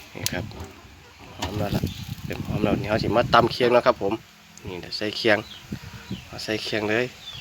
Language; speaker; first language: Thai; native; Thai